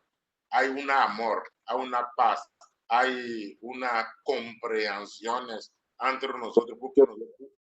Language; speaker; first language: Spanish; non-native, learner; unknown